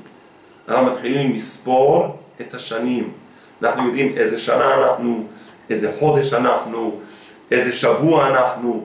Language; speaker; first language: Hebrew; non-native, fluent; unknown